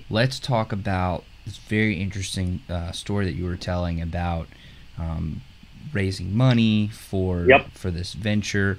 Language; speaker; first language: English; native; English